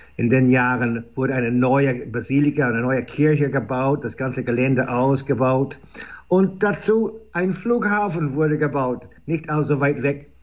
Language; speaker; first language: German; non-native, fluent; English